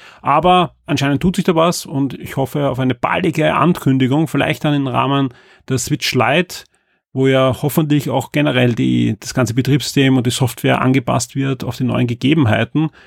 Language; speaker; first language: German; native; German